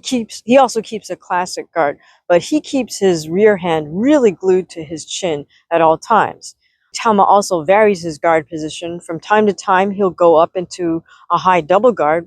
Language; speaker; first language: English; native; English